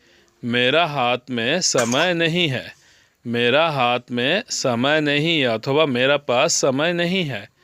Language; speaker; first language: Hindi; non-native, learner; Bangla